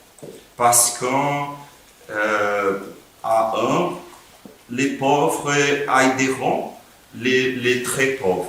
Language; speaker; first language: French; non-native, fluent; Portuguese